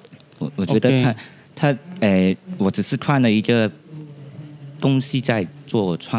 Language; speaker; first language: Chinese; non-native, local second language; Cantonese